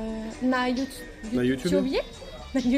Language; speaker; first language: Russian; non-native, learner; French